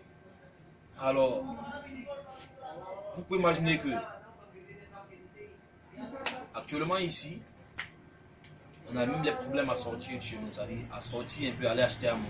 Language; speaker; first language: French; native; French